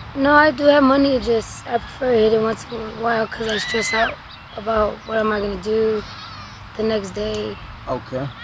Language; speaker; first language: English; non-native, fluent; Spanish